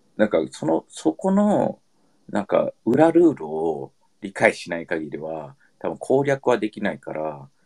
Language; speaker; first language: Japanese; early bilingual, heritage; Japanese